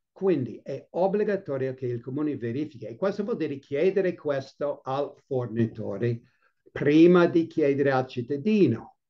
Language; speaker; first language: Italian; non-native, fluent; English